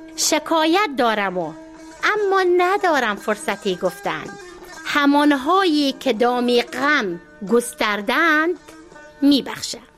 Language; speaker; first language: Persian; native; Persian